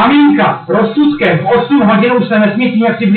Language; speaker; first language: Czech; native; Czech